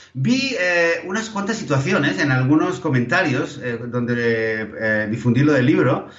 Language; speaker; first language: Spanish; native; Spanish